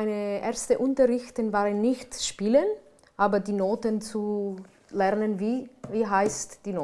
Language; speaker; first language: German; non-native, fluent; Italian